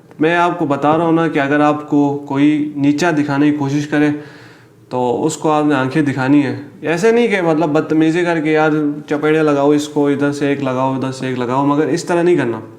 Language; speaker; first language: Urdu; native; Urdu